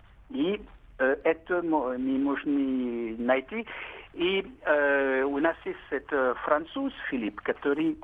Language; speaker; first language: Russian; non-native, learner; French